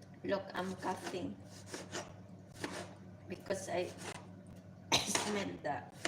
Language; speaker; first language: English; non-native, learner; Bikol